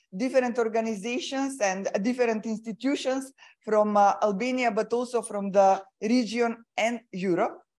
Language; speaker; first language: English; non-native, fluent; Macedonian